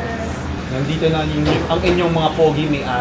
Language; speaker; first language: Filipino; native; Filipino